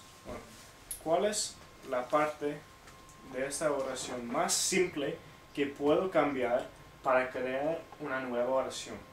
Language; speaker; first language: Spanish; non-native, fluent; English